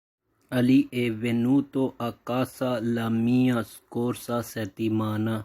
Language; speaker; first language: Italian; non-native, fluent; Urdu